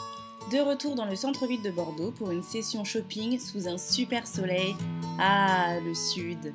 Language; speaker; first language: French; native; French